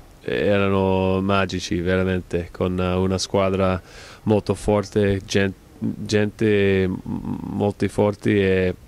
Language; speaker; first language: Italian; non-native, fluent; English